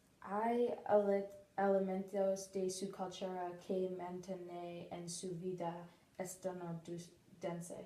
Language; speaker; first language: Spanish; non-native, learner; English